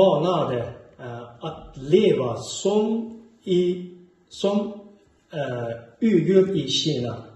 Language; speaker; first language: Swedish; non-native, learner; Uyghur